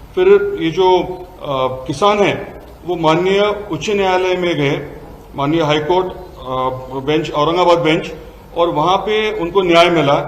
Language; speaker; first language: Hindi; non-native, local second language; Marathi